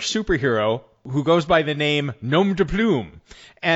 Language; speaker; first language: English; native; English